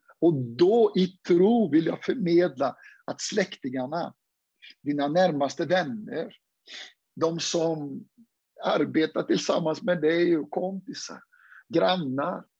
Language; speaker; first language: Swedish; non-native, fluent; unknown